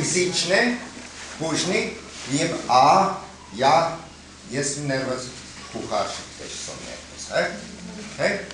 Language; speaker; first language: Polish; non-native, learner; German